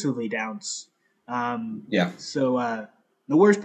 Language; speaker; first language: English; native; English